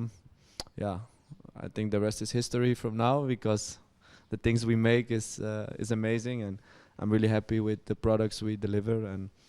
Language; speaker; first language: English; non-native, fluent; Dutch